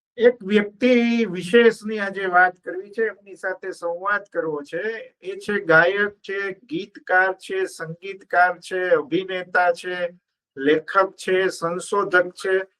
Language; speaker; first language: Gujarati; native; Gujarati